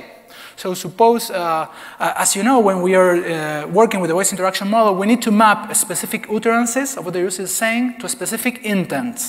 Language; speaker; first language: English; non-native, fluent; Spanish